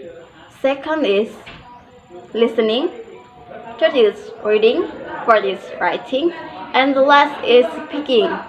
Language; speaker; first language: English; non-native, learner; Indonesian